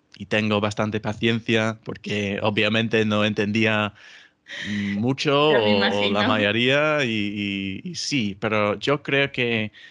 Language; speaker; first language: Spanish; non-native, fluent; English